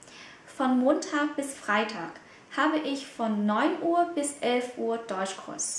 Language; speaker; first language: German; non-native, fluent; Vietnamese